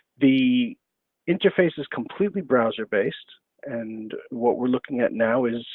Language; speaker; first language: English; native; English